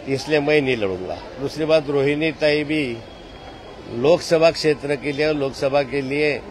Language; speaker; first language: Hindi; non-native, local second language; Marathi